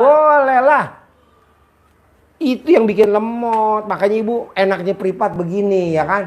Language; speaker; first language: Indonesian; native; Indonesian